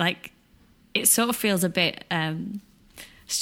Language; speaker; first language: English; native; English